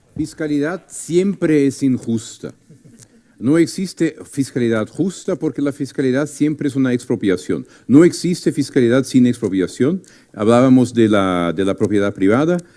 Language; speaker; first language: Spanish; non-native, fluent; Portuguese